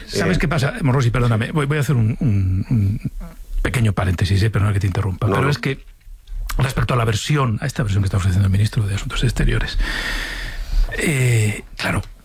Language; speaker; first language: Spanish; native; Spanish